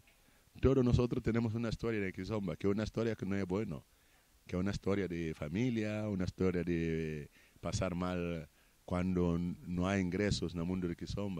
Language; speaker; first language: Spanish; non-native, fluent; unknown